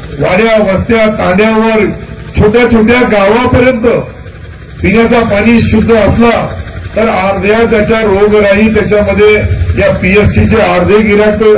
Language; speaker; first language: Marathi; non-native, local second language; Urdu